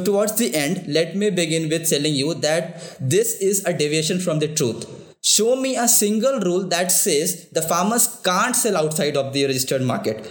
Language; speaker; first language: English; non-native, local second language; Hindi